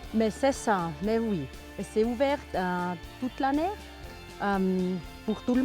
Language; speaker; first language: French; non-native, local second language; German